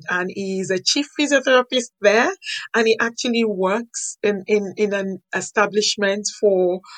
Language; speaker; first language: English; non-native, local second language; Yoruba